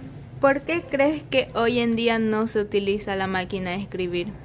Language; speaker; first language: Spanish; native; Spanish